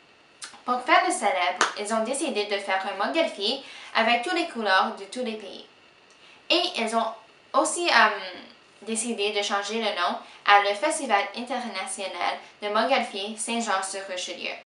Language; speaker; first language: French; non-native, local second language; English